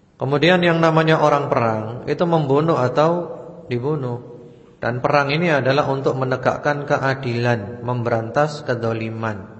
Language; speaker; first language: Indonesian; native; Indonesian